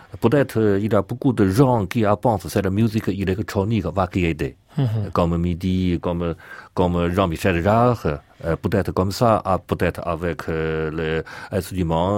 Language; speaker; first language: French; non-native, learner; Chinese